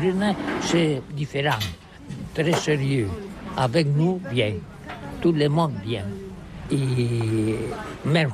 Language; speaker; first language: French; non-native, learner; Catalan